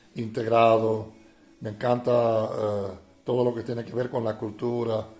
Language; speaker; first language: Spanish; non-native, fluent; Dutch